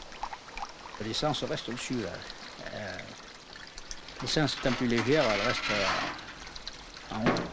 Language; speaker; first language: French; native; French